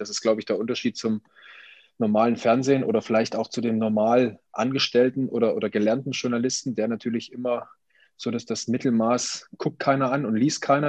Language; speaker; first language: German; native; German